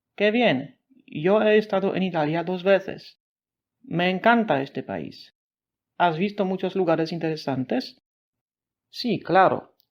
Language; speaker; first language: Spanish; non-native, fluent; Polish